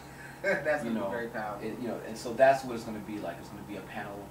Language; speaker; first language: English; native; English